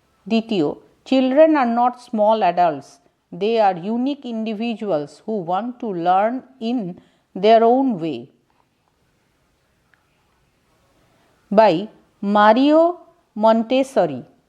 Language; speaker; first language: English; non-native, local second language; Bangla